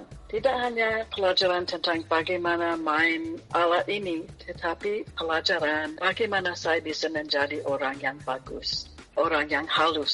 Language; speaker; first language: Indonesian; non-native, fluent; English